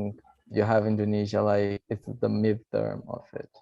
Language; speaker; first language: English; non-native, fluent; Portuguese